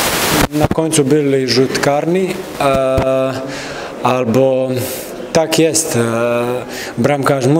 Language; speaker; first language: Polish; non-native, learner; Croatian